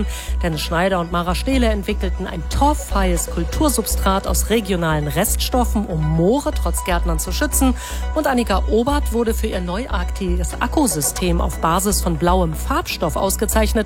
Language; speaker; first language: German; native; German